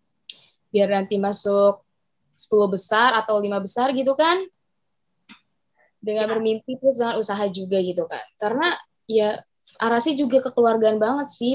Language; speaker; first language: Indonesian; native; Indonesian